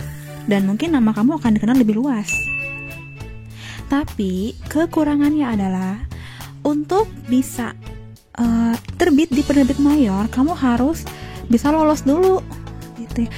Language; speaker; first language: Indonesian; native; Indonesian